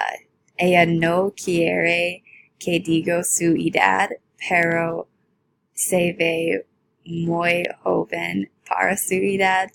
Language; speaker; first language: Spanish; non-native, learner; English